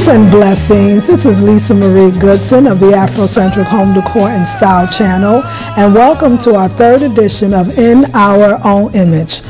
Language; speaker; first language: English; native; English